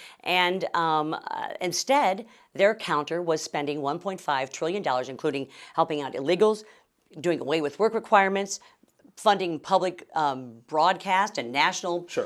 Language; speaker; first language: English; native; English